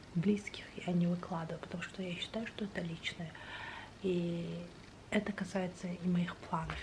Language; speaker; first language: Russian; non-native, local second language; Kazakh